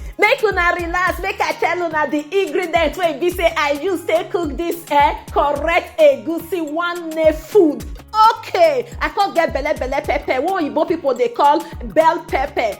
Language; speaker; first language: Nigerian Pidgin; native; Nigerian Pidgin